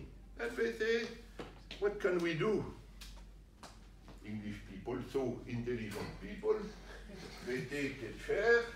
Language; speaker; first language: English; non-native, learner; French